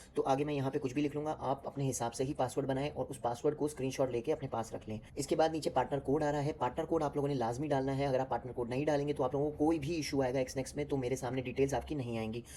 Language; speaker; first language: Urdu; native; Urdu